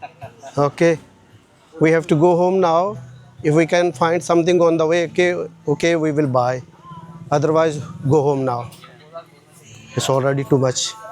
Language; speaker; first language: English; non-native, learner; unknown